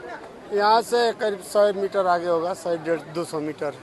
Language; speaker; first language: Hindi; non-native, local second language; Bhojpuri